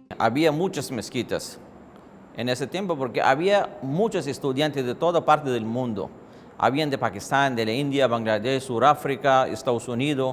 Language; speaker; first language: Spanish; non-native, fluent; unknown